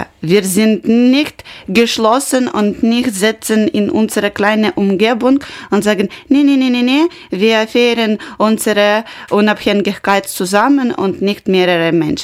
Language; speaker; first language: German; non-native, learner; Ukrainian